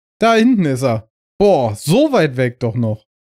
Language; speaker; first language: German; native; German